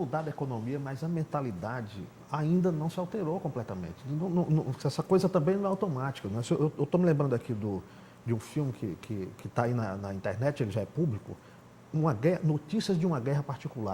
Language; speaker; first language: Portuguese; native; Portuguese